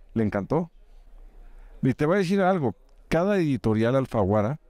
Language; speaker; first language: Spanish; native; Spanish